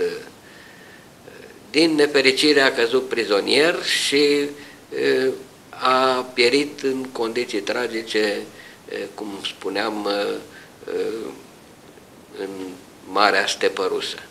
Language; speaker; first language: Romanian; native; Romanian